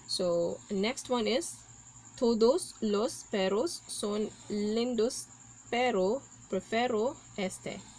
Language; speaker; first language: Spanish; non-native, learner; Cebuano